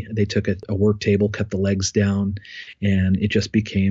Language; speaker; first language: English; native; English